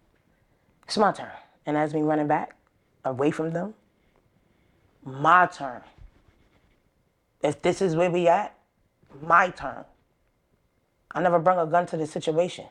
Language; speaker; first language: English; native; English